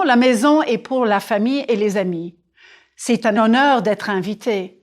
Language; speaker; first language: French; non-native, fluent; English